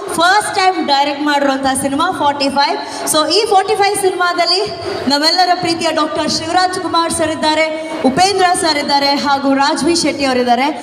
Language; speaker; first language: Kannada; non-native, local second language; Tulu